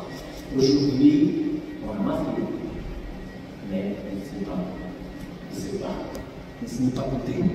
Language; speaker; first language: French; non-native, fluent; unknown